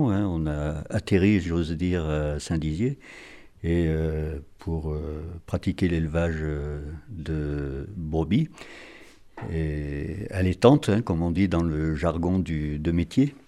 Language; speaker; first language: French; native; French